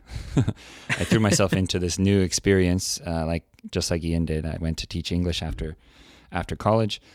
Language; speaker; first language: English; native; English